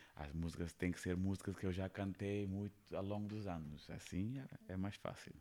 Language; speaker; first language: Portuguese; non-native, fluent; Kabuverdianu